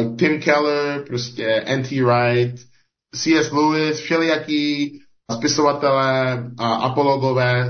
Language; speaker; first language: Czech; non-native, fluent; English